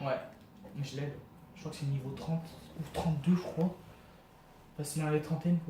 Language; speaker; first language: French; native; French